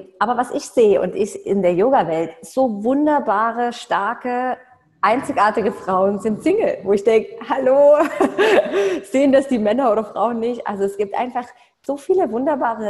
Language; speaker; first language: German; native; German